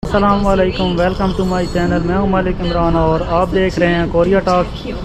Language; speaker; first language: Urdu; non-native, local second language; Punjabi